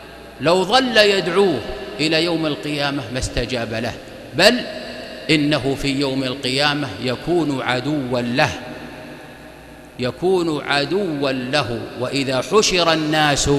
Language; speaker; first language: Arabic; native; Arabic